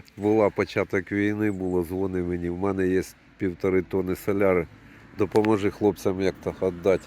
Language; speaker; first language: Ukrainian; native; Ukrainian